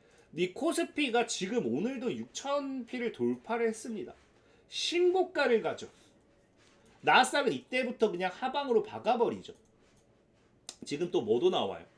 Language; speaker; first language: Korean; native; Korean